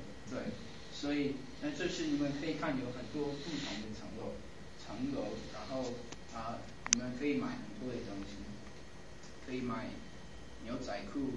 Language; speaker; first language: Chinese; non-native, fluent; English